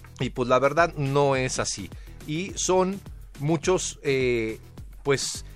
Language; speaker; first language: Spanish; native; Spanish